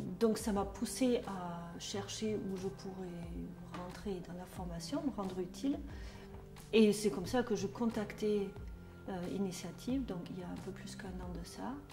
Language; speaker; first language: French; non-native, fluent; German